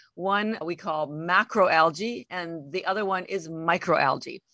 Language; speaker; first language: English; native; English